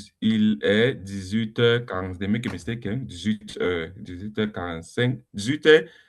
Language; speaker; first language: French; non-native, learner; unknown